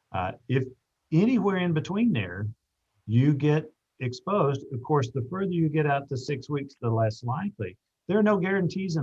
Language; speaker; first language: English; native; English